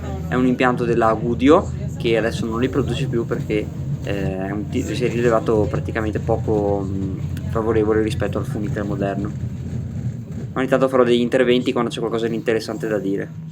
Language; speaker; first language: Italian; native; Italian